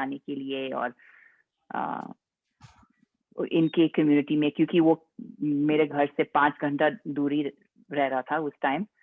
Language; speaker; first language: Hindi; non-native, fluent; English